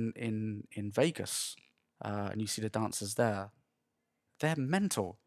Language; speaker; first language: English; native; English